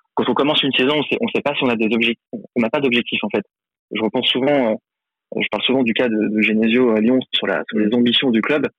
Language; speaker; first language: French; native; French